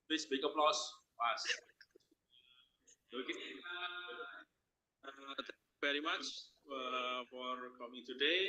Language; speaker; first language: English; non-native, learner; Indonesian